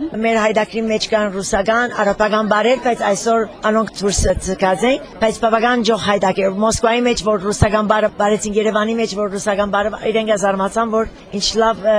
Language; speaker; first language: Armenian; early bilingual, heritage; Armenian